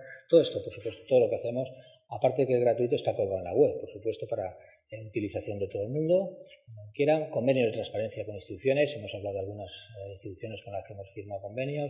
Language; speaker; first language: Spanish; native; Spanish